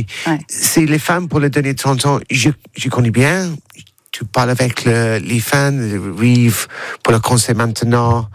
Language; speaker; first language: French; non-native, learner; English